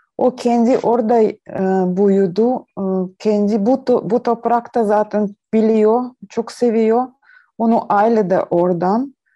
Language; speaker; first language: Turkish; non-native, learner; Ukrainian